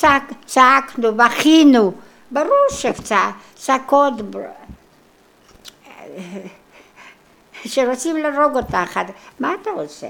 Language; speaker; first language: Hebrew; non-native, local second language; Polish